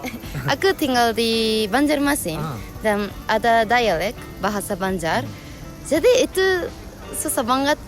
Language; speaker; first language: Indonesian; non-native, learner; Japanese